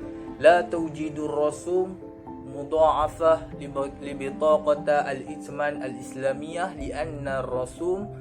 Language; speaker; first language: Arabic; non-native, learner; Malay